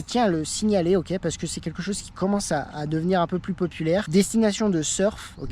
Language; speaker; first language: French; native; French